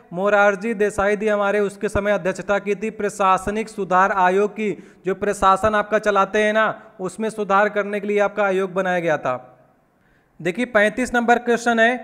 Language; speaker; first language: Hindi; native; Hindi